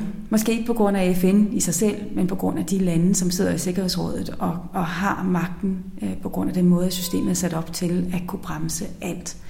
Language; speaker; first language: Danish; native; Danish